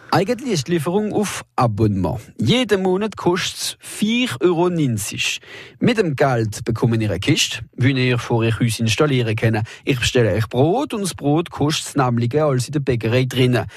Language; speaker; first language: German; non-native, local second language; Swiss German